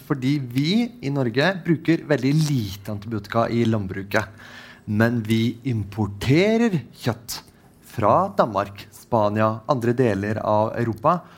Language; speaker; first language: Norwegian; non-native, fluent; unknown